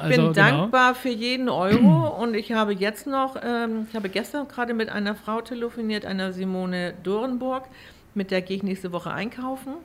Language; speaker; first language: German; native; German